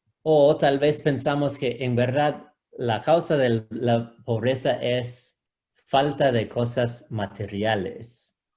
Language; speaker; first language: Spanish; non-native, fluent; English